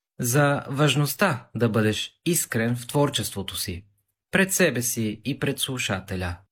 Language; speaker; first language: Bulgarian; native; Bulgarian